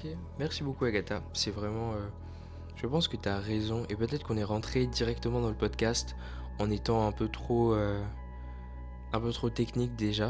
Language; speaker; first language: French; native; French